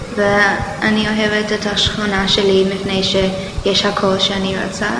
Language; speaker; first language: Hebrew; non-native, learner; English